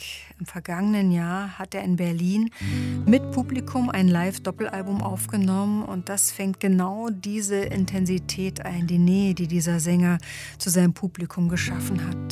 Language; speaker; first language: German; native; German